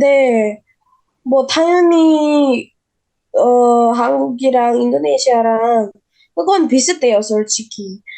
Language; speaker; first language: Korean; non-native, learner; Indonesian